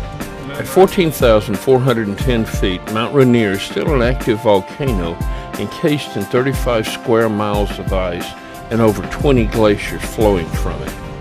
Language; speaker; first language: English; native; English